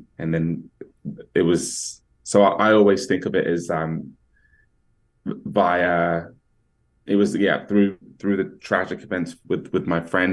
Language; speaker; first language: English; native; English